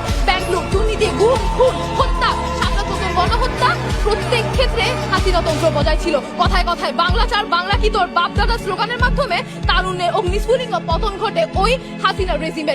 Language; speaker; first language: Bangla; native; Bangla